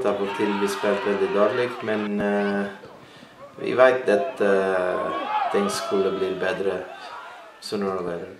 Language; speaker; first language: Norwegian; non-native, learner; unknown